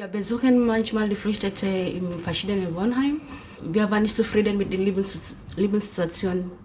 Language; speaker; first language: German; non-native, learner; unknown